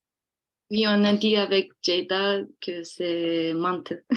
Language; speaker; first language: French; non-native, learner; Turkish